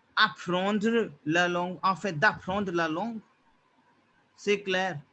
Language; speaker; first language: French; non-native, fluent; Hindi